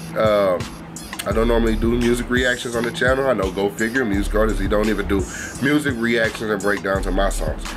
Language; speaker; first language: English; native; English